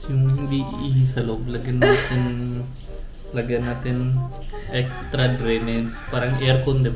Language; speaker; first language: Filipino; non-native, learner; Hindi